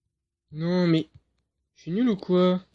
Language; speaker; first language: French; native; French